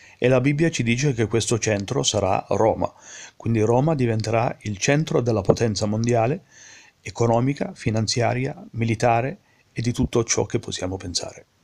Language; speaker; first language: Italian; early bilingual, heritage; Italian